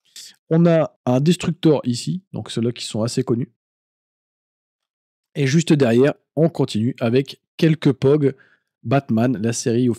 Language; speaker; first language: French; native; French